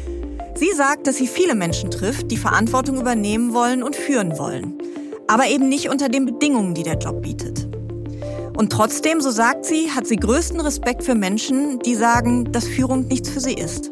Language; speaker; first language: German; native; German